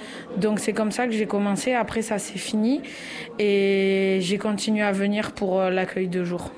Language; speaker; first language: French; native; French